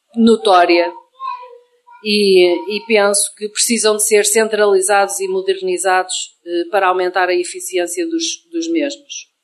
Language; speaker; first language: Portuguese; native; Portuguese